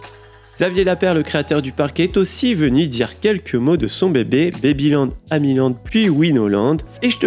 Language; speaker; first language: French; native; French